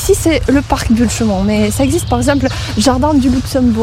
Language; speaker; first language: French; non-native, fluent; Russian